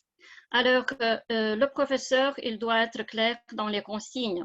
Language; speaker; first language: French; non-native, fluent; Lithuanian